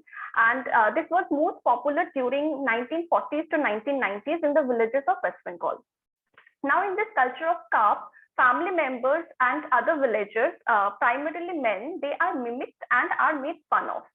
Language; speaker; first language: English; non-native, local second language; Bangla